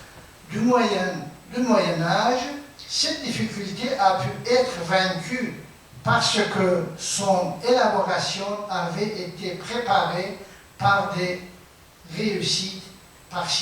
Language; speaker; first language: French; non-native, fluent; Persian